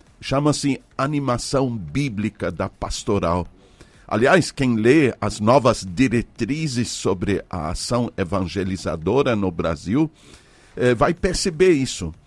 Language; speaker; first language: Portuguese; non-native, fluent; German